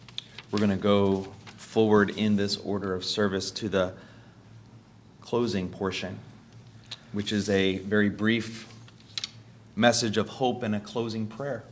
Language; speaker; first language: English; native; English